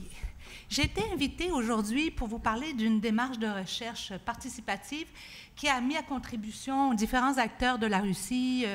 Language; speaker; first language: French; native; French